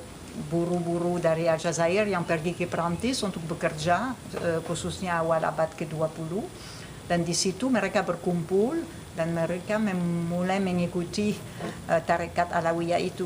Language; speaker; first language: Indonesian; non-native, fluent; French